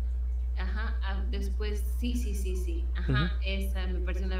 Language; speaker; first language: Spanish; early bilingual, heritage; Spanish